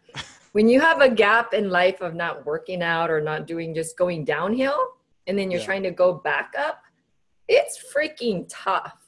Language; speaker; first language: English; non-native, local second language; Cebuano